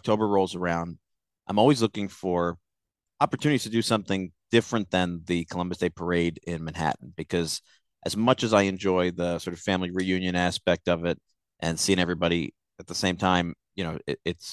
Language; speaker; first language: English; native; English